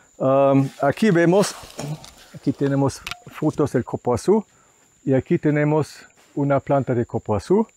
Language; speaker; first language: Spanish; non-native, fluent; German